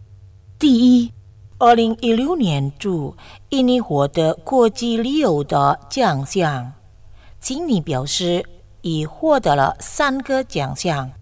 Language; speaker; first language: Chinese; non-native, fluent; Indonesian